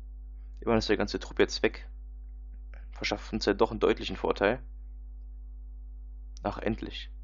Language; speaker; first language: German; native; German